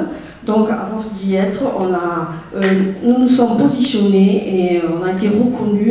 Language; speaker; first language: French; native; French